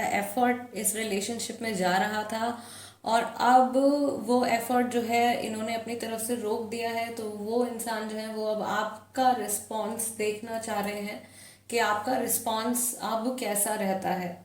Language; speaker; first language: Hindi; native; Hindi